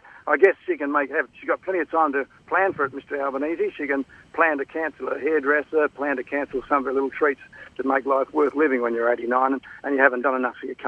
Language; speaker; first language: English; native; English